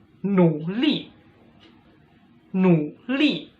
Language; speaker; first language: Chinese; non-native, fluent; Indonesian